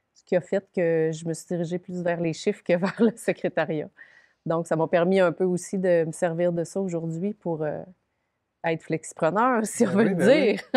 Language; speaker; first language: French; native; French